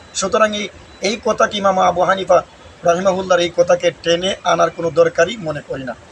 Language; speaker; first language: Bangla; non-native, local second language; Sylheti